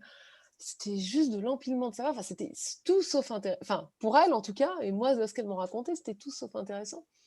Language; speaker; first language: French; native; French